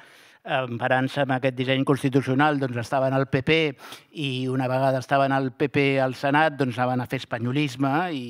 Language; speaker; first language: Catalan; native; Catalan